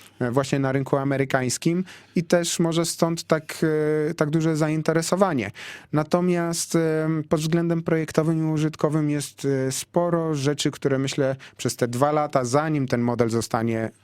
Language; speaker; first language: Polish; native; Polish